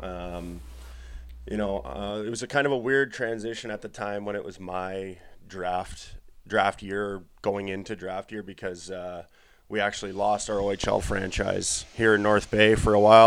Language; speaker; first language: English; native; English